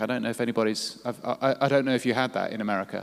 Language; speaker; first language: English; native; English